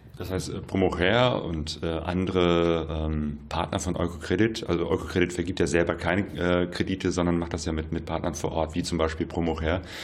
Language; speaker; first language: German; native; German